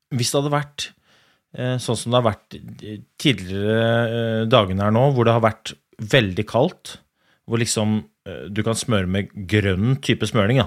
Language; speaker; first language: Norwegian; native; Norwegian